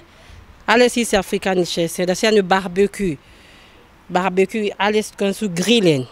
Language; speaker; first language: German; non-native, learner; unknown